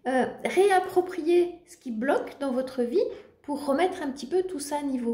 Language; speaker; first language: French; native; French